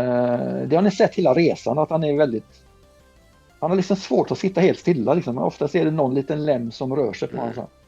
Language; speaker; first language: Swedish; native; Swedish